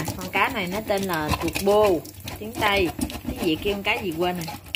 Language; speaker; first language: Vietnamese; native; Vietnamese